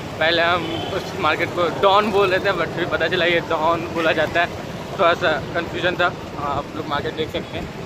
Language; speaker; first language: Hindi; native; Hindi